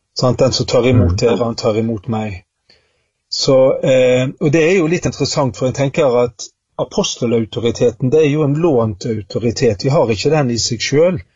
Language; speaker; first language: Norwegian; native; Norwegian